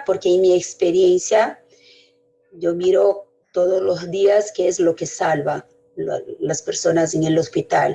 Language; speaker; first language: Spanish; non-native, fluent; Portuguese